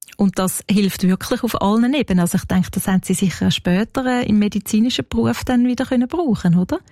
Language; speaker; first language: German; native; German